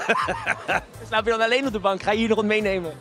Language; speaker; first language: Dutch; native; Dutch